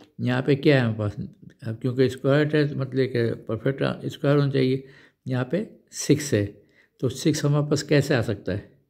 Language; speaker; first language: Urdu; non-native, local second language; Punjabi